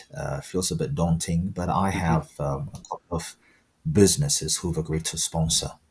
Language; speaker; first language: English; non-native, fluent; Amharic